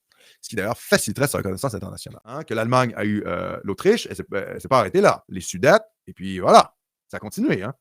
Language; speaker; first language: French; native; French